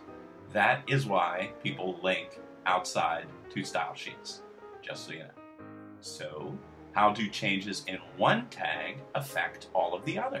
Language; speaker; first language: English; native; English